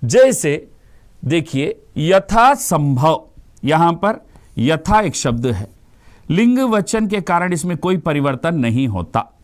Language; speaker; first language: Hindi; non-native, local second language; Telugu